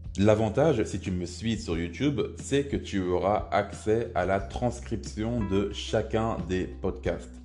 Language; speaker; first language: French; native; French